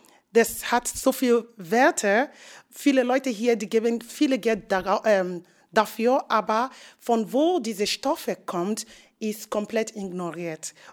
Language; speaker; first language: German; non-native, fluent; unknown